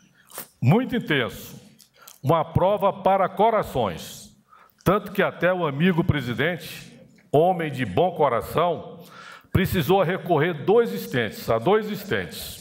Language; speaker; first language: Portuguese; native; Portuguese